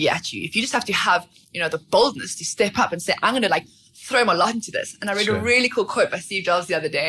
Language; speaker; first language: English; native; English